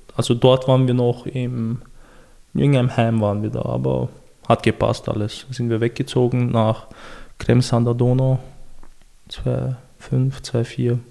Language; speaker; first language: German; early bilingual, other home language; Chechen